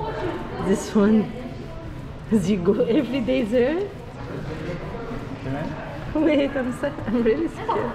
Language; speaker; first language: English; non-native, fluent; Arabic